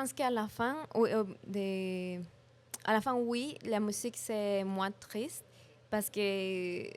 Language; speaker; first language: French; non-native, learner; Spanish